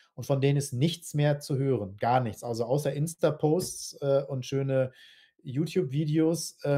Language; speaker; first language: German; native; German